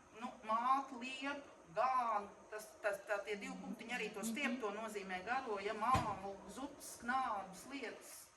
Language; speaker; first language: Latvian; native; Latvian